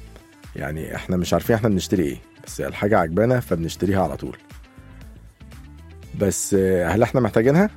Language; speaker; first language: Arabic; native; Arabic